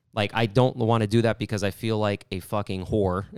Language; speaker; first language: English; native; English